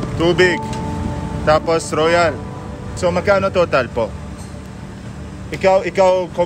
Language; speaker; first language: Filipino; non-native, learner; Arabic